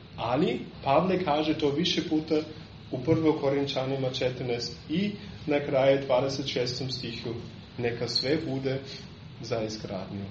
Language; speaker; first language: Serbian; non-native, fluent; German